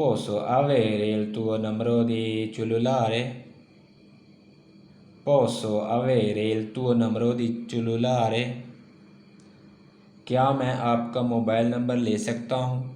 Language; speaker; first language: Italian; non-native, learner; Urdu